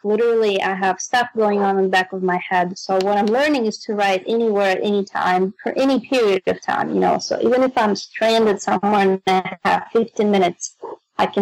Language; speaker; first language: English; non-native, fluent; Russian